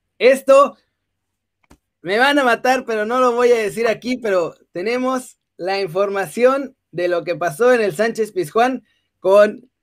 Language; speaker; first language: Spanish; native; Spanish